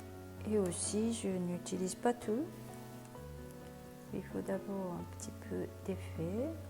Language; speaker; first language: French; non-native, learner; Japanese